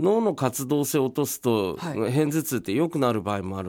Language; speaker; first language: Japanese; native; Japanese